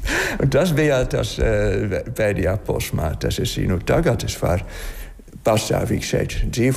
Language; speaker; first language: Latvian; non-native, learner; Dutch